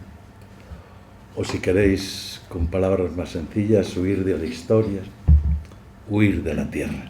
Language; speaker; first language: Spanish; native; Spanish